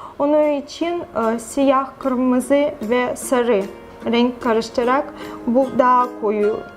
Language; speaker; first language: Turkish; non-native, fluent; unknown